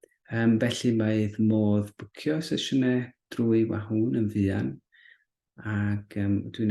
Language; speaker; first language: Welsh; native; Welsh